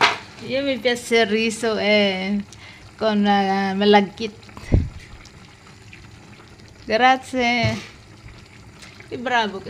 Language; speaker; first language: Italian; non-native, learner; Filipino